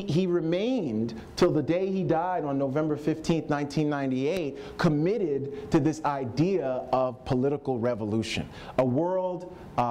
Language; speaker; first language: English; native; English